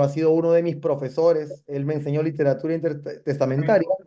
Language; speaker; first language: Spanish; native; Spanish